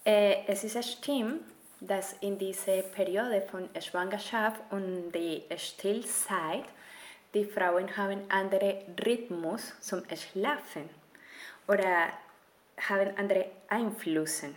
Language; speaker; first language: German; non-native, fluent; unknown